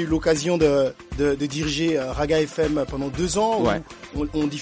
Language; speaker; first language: French; non-native, local second language; Lingala